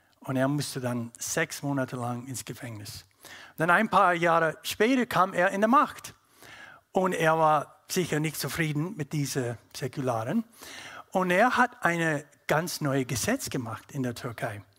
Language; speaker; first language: German; non-native, learner; English